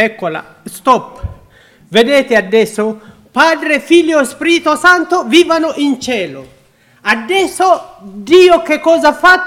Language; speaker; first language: Italian; non-native, learner; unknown